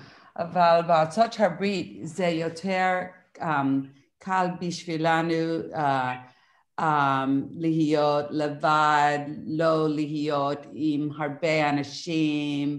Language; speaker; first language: Hebrew; non-native, learner; English